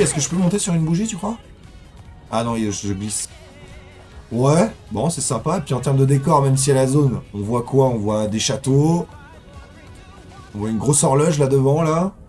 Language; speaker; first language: French; native; French